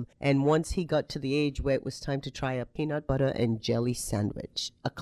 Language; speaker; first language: English; non-native, local second language; Yoruba